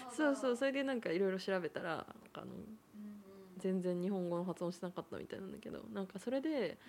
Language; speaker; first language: Japanese; native; Japanese